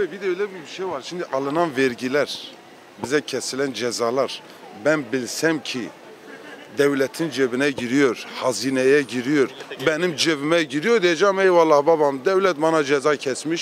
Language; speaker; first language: Turkish; native; Turkish